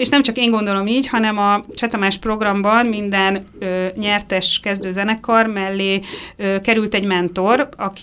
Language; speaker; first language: Hungarian; native; Hungarian